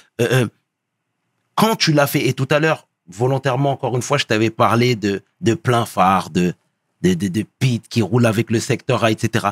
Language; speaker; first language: French; early bilingual, other home language; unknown